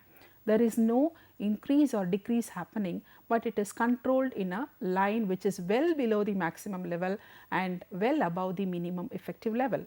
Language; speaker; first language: English; non-native, local second language; Tamil